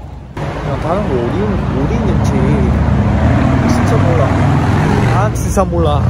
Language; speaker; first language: Korean; non-native, learner; Filipino